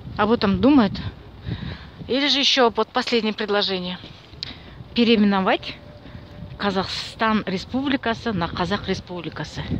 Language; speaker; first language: Russian; non-native, local second language; Kazakh